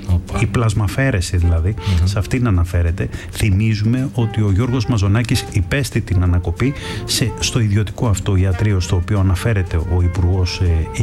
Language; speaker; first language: Greek; native; Greek